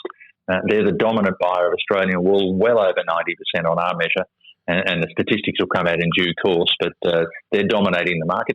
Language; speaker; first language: English; native; English